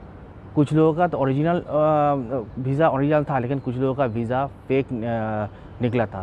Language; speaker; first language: Hindi; non-native, local second language; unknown